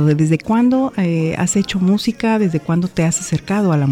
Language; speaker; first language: Spanish; native; Spanish